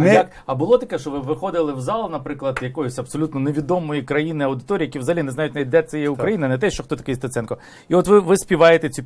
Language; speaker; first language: Ukrainian; native; Ukrainian